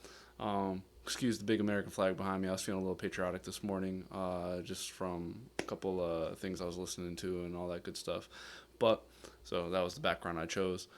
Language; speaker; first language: English; native; English